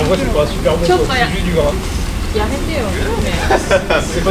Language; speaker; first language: French; native; French